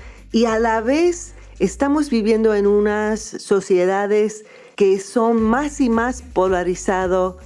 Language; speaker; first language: Spanish; non-native, fluent; English